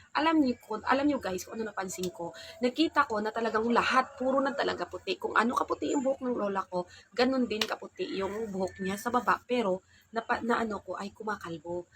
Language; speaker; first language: Filipino; non-native, local second language; Hiligaynon